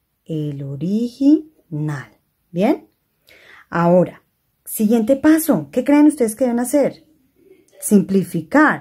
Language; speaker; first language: Spanish; native; Spanish